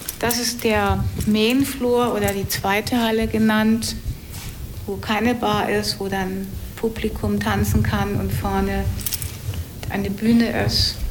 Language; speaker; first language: German; native; German